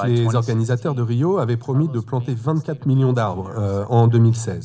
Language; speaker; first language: French; native; French